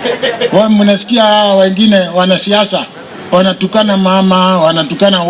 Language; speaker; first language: Swahili; non-native, local second language; Meru